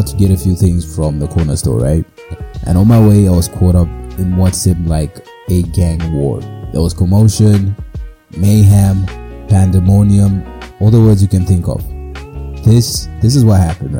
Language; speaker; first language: English; non-native, local second language; Shona